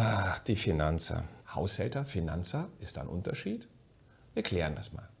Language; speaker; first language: German; native; German